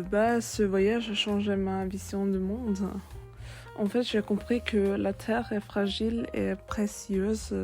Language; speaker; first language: French; non-native, learner; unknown